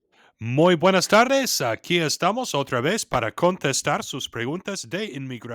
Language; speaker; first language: Spanish; non-native, fluent; English